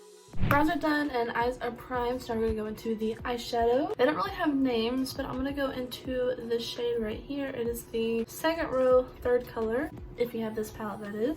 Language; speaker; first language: English; native; English